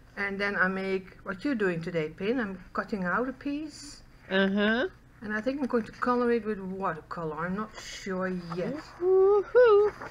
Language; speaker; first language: English; non-native, fluent; Dutch